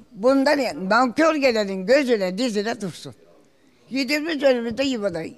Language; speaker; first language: Turkish; native; Turkish